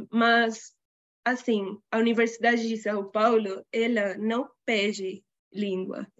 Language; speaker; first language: Portuguese; non-native, fluent; Spanish